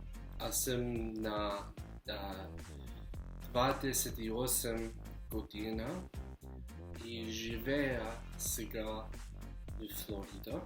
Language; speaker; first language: Bulgarian; non-native, learner; English